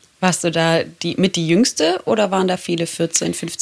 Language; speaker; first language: German; native; German